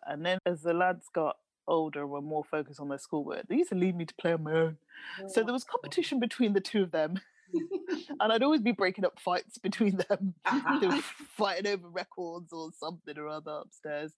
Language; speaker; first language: English; native; English